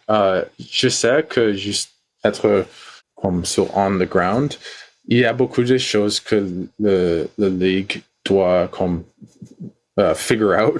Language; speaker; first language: French; non-native, learner; English